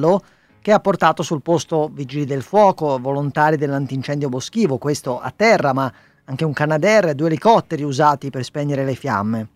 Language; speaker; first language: Italian; native; Italian